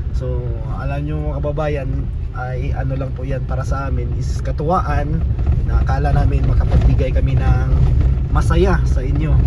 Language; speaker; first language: Filipino; non-native, local second language; Cebuano